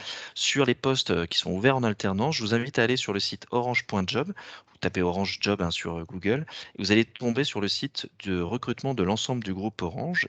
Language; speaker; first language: French; native; French